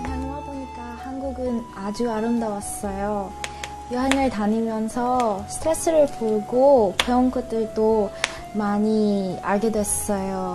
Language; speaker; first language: Korean; non-native, fluent; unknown